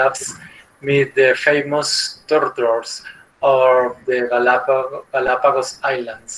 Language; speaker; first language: English; non-native, learner; Spanish